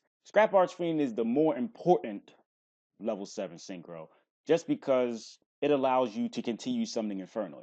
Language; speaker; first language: English; native; English